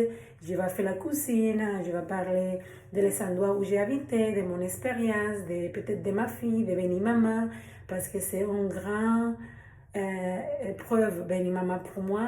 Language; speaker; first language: French; non-native, learner; Spanish